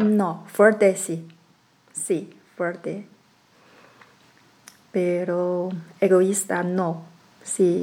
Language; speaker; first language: Spanish; non-native, learner; Chinese